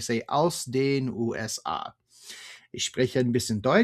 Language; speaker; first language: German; non-native, fluent; English